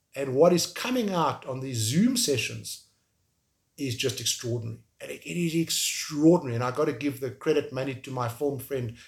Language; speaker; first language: English; native; English